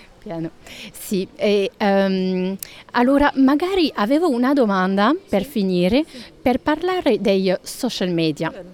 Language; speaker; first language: Italian; non-native, fluent; French